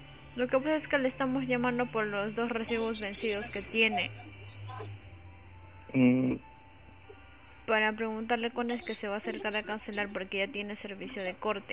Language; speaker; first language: Spanish; native; Spanish